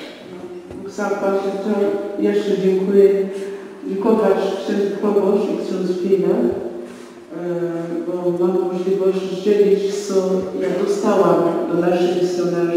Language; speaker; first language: Polish; non-native, learner; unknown